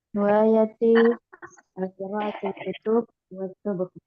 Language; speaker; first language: Arabic; non-native, learner; Indonesian